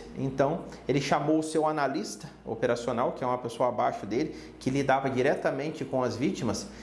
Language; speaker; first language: Portuguese; native; Portuguese